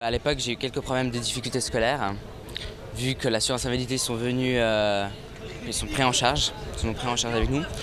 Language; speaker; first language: French; native; French